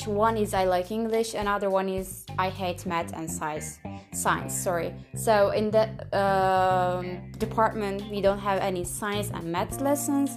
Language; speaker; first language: English; non-native, fluent; Turkish